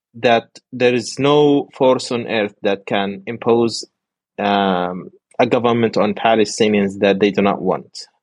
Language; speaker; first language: English; non-native, fluent; Arabic